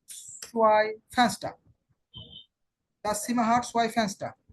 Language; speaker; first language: German; non-native, fluent; Bangla